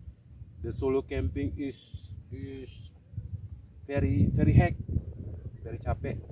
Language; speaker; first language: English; non-native, learner; Indonesian